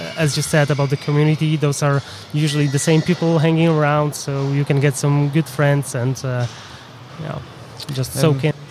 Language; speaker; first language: English; non-native, fluent; Polish